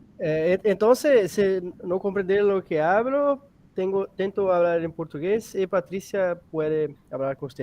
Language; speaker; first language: Spanish; non-native, learner; Portuguese